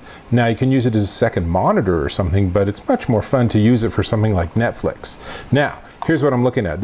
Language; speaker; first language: English; native; English